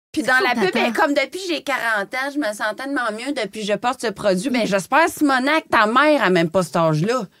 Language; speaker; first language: French; native; French